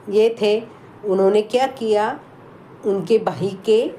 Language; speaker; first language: Hindi; non-native, local second language; Marathi